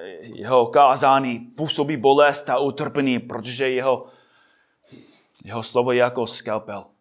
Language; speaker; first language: Czech; non-native, fluent; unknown